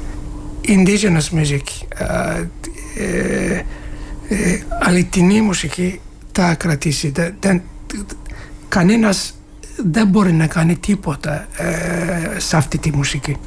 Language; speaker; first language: Greek; non-native, learner; Turkish